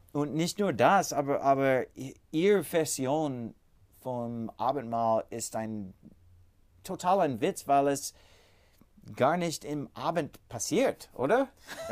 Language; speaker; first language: German; non-native, fluent; English